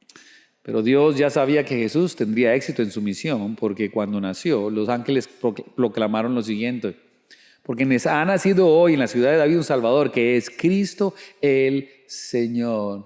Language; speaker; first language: Spanish; native; Spanish